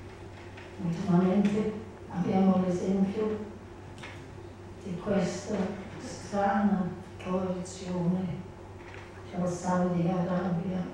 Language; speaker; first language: Italian; non-native, learner; English